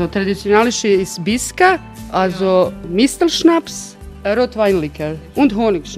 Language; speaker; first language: German; non-native, learner; Croatian